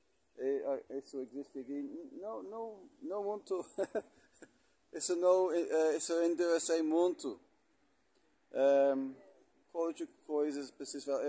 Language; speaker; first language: Portuguese; non-native, learner; English